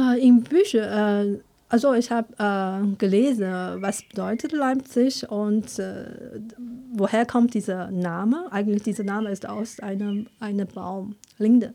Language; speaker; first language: German; non-native, fluent; Chinese